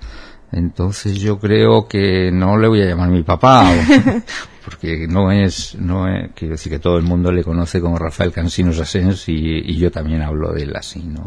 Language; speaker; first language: Spanish; native; Spanish